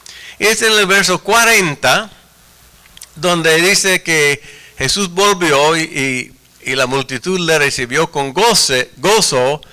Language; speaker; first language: Spanish; non-native, fluent; English